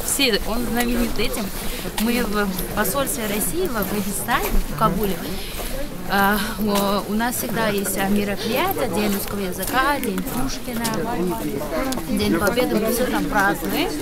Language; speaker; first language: Russian; non-native, fluent; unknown